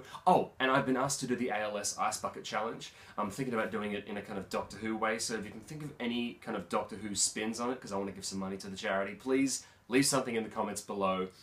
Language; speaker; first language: English; native; English